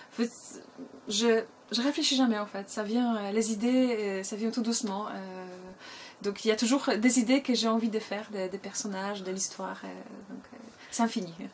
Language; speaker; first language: French; non-native, fluent; Polish